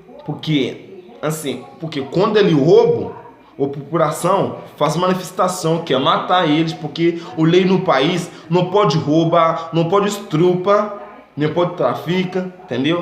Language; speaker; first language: Portuguese; non-native, fluent; Haitian Creole